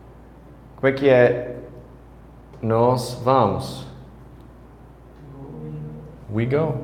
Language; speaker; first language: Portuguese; non-native, fluent; English